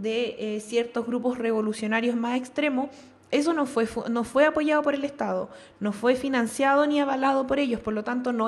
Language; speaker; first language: Spanish; native; Spanish